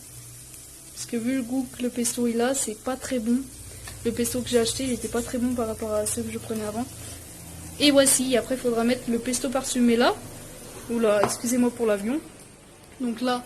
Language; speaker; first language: French; native; French